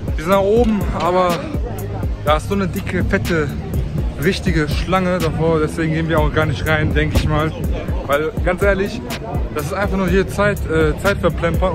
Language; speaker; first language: German; early bilingual, other home language; Turkish